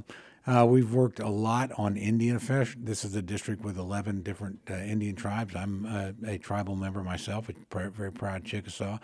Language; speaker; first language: English; native; English